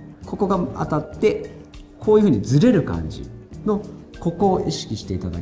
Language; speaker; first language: Japanese; native; Japanese